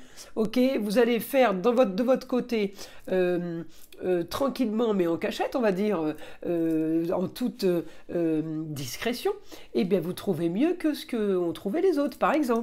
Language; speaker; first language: French; native; French